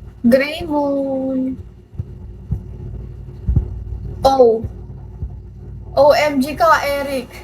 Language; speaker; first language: English; non-native, learner; Filipino